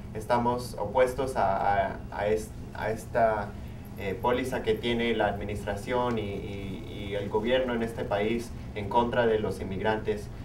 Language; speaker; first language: Spanish; early bilingual, heritage; Spanish